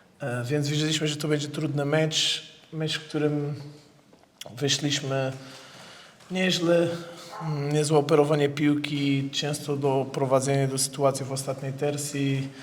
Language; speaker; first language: Polish; non-native, fluent; Portuguese